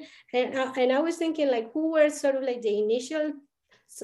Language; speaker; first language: English; non-native, fluent; Spanish